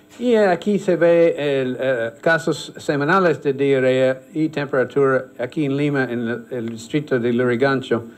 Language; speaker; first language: Spanish; non-native, fluent; English